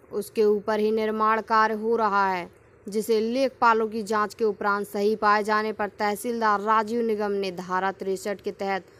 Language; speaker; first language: Hindi; native; Hindi